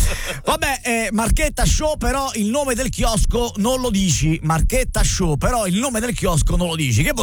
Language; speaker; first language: Italian; native; Italian